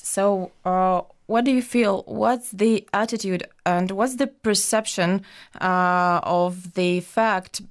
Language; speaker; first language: English; non-native, fluent; Ukrainian